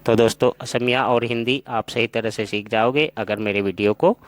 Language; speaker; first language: Hindi; non-native, local second language; Assamese